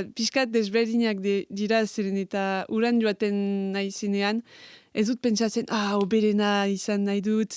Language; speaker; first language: Basque; non-native, local second language; French